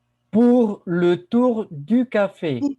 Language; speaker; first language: French; non-native, fluent; Spanish